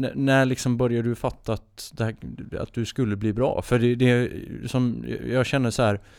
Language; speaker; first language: Swedish; native; Swedish